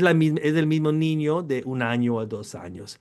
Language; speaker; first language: Spanish; early bilingual, heritage; Spanish